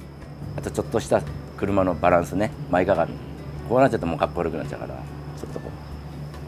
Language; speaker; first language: Japanese; native; Japanese